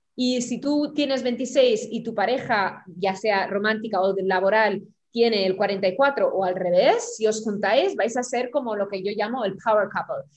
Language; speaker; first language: Spanish; non-native, fluent; German